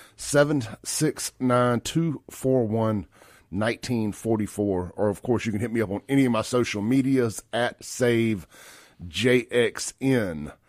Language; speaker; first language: English; native; English